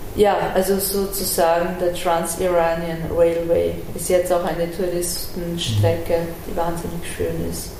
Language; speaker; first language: German; early bilingual, other home language; Persian